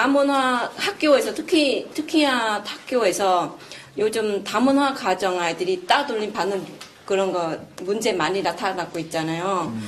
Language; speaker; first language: Korean; non-native, fluent; Vietnamese